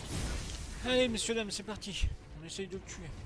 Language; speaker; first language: French; native; French